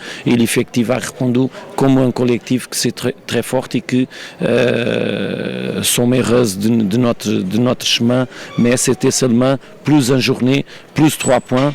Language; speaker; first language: French; non-native, learner; Portuguese